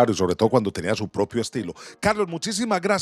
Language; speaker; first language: Spanish; native; Spanish